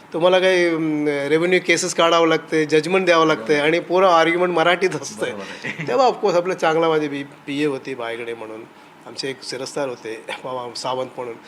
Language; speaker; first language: Marathi; non-native, local second language; Tamil